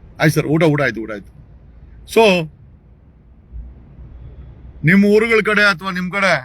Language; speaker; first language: Kannada; native; Kannada